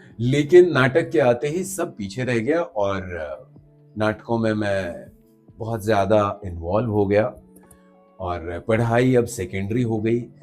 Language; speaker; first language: Hindi; native; Hindi